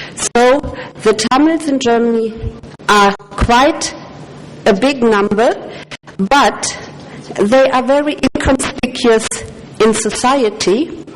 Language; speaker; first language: English; non-native, fluent; German